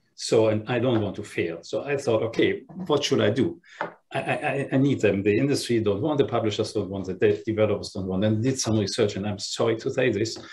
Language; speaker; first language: English; non-native, fluent; German